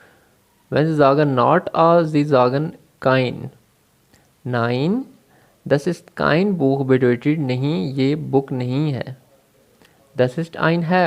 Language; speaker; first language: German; non-native, fluent; Urdu